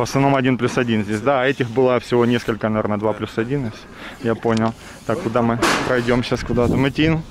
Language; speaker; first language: Russian; native; Russian